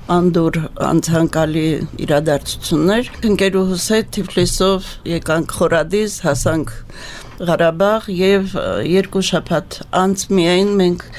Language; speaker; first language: Armenian; native; Armenian